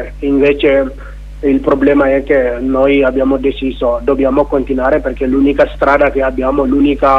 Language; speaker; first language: Italian; non-native, learner; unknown